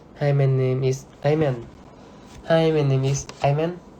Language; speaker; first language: English; non-native, learner; Thai